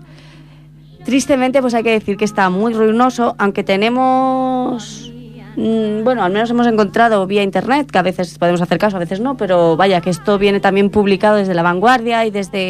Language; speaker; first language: Spanish; native; Spanish